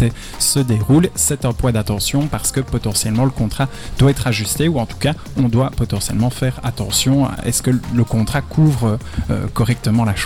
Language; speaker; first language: French; native; French